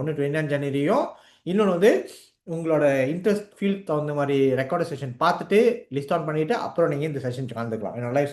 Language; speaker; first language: Tamil; native; Tamil